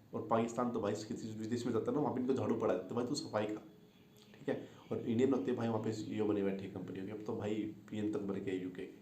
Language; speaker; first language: Hindi; native; Hindi